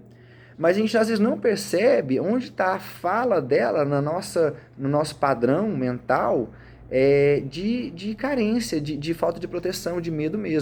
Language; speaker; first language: Portuguese; native; Portuguese